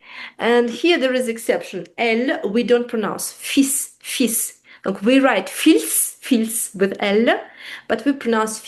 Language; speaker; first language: English; non-native, fluent; Russian